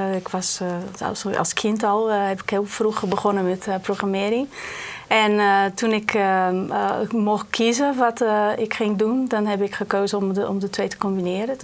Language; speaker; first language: Dutch; non-native, fluent; Portuguese